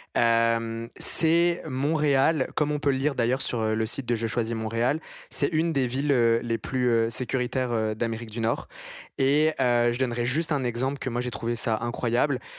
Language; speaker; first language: French; native; French